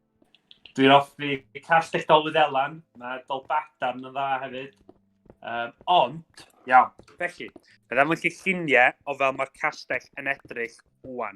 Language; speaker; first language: Welsh; native; Welsh